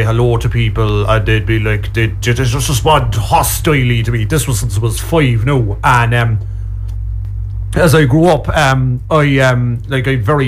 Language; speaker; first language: English; native; English